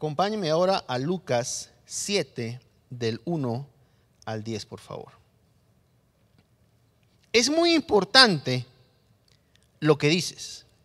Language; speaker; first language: Spanish; native; Spanish